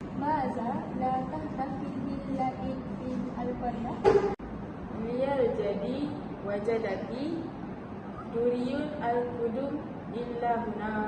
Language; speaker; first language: Arabic; non-native, learner; Malay